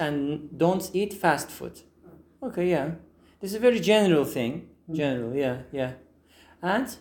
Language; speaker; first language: English; non-native, fluent; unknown